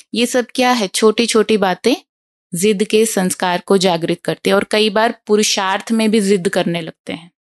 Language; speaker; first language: Hindi; native; Hindi